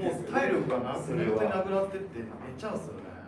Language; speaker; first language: Japanese; native; Japanese